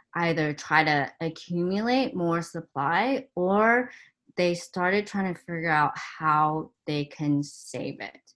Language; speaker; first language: English; native; English